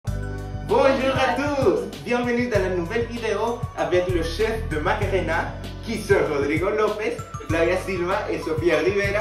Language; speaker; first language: French; non-native, learner; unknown